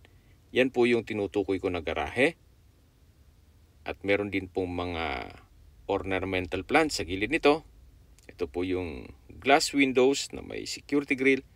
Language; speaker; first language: Filipino; native; Filipino